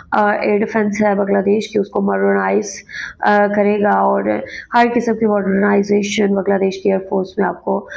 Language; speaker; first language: Urdu; native; Urdu